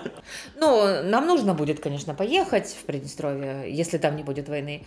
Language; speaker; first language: Polish; non-native, learner; Russian